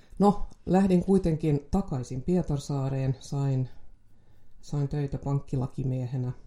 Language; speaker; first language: Finnish; non-native, local second language; Swedish